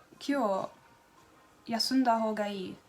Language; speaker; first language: Japanese; non-native, learner; English